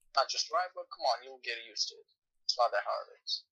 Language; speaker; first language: English; non-native, fluent; Romanian